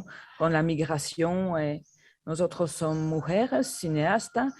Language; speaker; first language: Spanish; non-native, learner; French